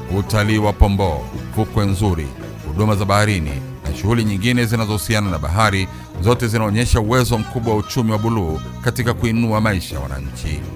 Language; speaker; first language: Swahili; native; Swahili